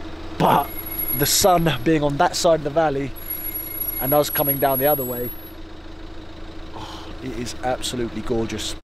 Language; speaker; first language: English; native; English